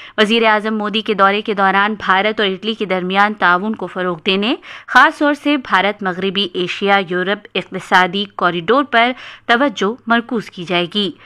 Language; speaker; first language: Urdu; native; Urdu